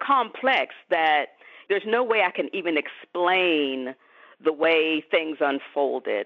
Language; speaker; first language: English; native; English